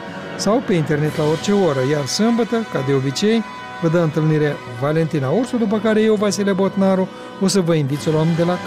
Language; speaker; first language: Romanian; native; Romanian